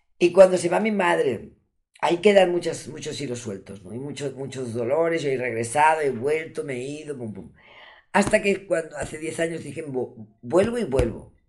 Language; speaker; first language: Spanish; non-native, local second language; Catalan